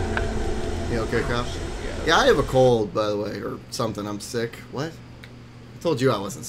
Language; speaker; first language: English; native; English